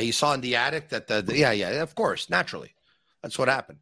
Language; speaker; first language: English; native; English